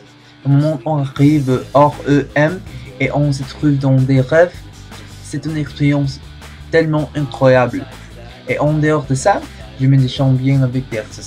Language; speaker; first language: French; non-native, learner; English